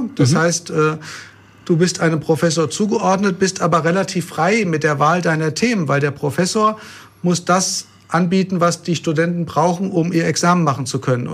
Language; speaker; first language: German; native; German